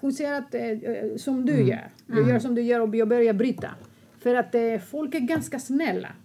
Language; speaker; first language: Swedish; non-native, fluent; Greek